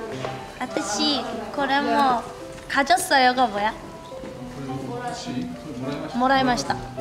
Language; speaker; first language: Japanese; non-native, learner; Korean